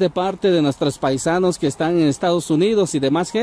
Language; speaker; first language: Spanish; native; Spanish